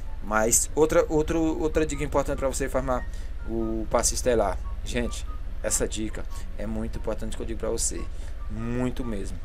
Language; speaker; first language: Portuguese; native; Portuguese